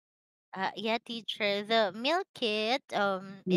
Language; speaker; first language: English; non-native, learner; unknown